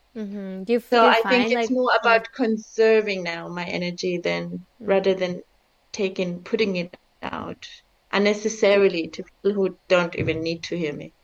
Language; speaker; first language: English; early bilingual, other home language; German